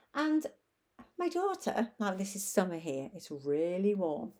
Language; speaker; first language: English; native; English